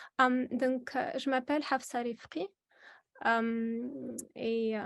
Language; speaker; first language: French; non-native, local second language; Arabic